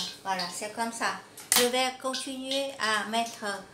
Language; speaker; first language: French; non-native, learner; Vietnamese